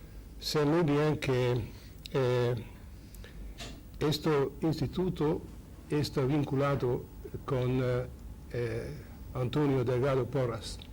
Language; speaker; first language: Spanish; non-native, fluent; Hungarian